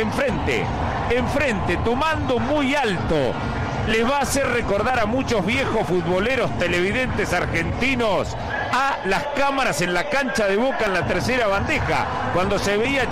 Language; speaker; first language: Spanish; native; Spanish